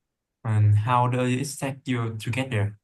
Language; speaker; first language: English; non-native, learner; Vietnamese